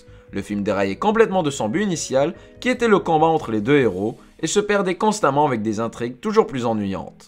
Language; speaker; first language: French; native; French